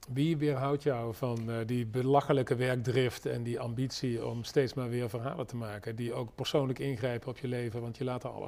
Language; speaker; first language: Dutch; native; Dutch